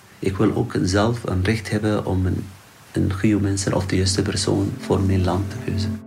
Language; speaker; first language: Dutch; non-native, learner; Arabic